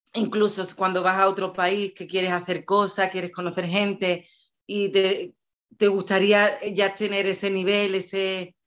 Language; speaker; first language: Spanish; native; Spanish